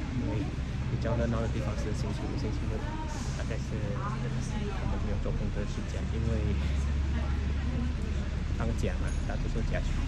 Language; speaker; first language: Chinese; early bilingual, heritage; Chinese